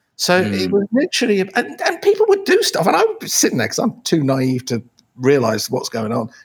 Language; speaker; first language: English; native; English